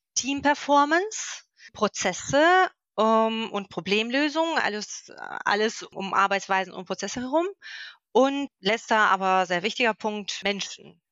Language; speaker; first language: German; non-native, fluent; Russian